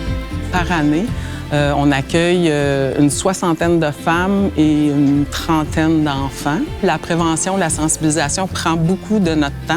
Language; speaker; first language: French; native; French